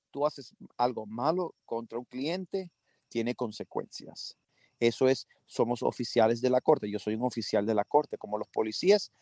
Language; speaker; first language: Spanish; early bilingual, heritage; Spanish